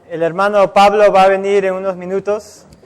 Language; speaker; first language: Spanish; native; Spanish